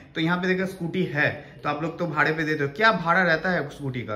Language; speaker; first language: Hindi; non-native, local second language; Bangla